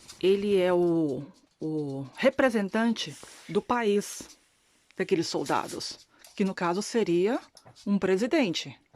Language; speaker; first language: Portuguese; non-native, learner; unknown